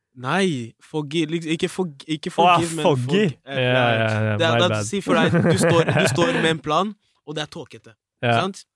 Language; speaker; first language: Norwegian; early bilingual, other home language; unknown